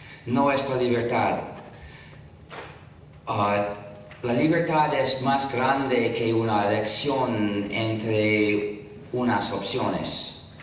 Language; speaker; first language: Spanish; non-native, fluent; English